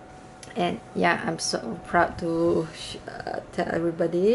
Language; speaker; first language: English; non-native, learner; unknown